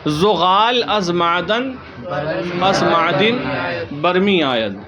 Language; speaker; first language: Persian; non-native, fluent; Urdu